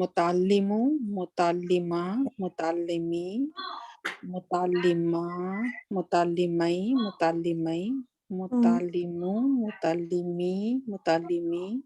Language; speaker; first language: Arabic; non-native, learner; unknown